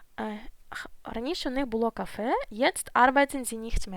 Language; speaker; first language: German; non-native, fluent; Ukrainian